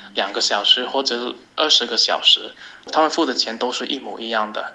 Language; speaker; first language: Chinese; non-native, fluent; English